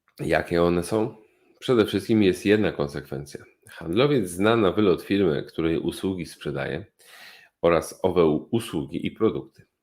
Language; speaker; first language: Polish; native; Polish